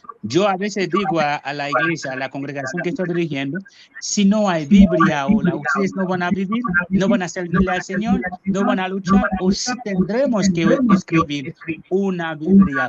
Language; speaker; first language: Spanish; non-native, fluent; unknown